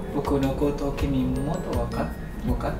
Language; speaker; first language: Japanese; non-native, learner; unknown